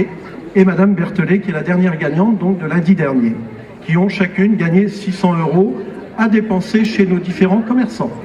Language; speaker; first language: French; native; French